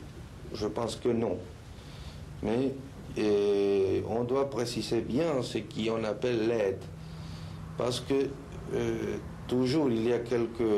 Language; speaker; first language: French; non-native, fluent; Spanish